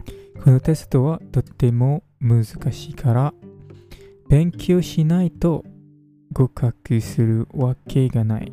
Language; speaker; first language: Japanese; non-native, fluent; English